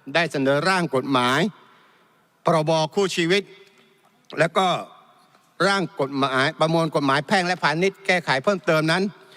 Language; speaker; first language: Thai; non-native, local second language; Malay